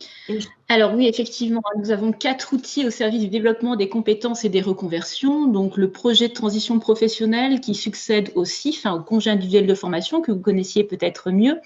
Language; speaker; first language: French; native; French